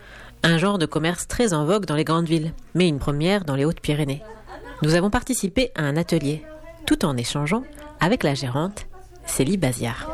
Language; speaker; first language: French; native; French